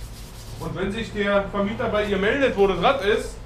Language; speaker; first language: German; native; German